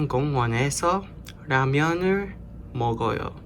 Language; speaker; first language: Korean; non-native, learner; English